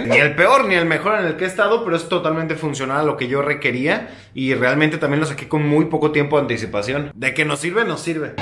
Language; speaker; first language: Spanish; native; Spanish